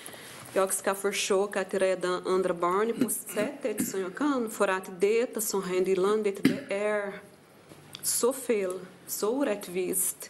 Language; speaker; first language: Swedish; non-native, fluent; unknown